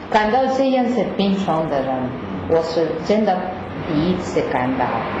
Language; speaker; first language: Chinese; non-native, learner; Spanish